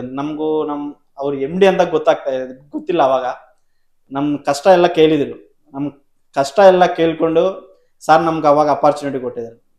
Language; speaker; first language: Kannada; non-native, local second language; Telugu